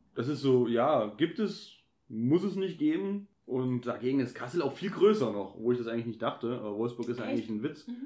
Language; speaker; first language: German; native; German